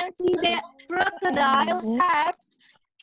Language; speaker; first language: English; non-native, learner; Indonesian